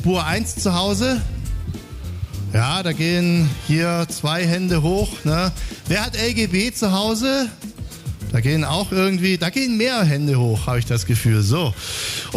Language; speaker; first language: German; native; German